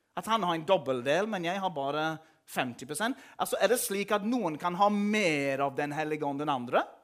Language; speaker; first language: Norwegian; non-native, fluent; English